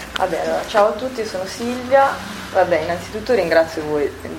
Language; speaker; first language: Italian; native; Italian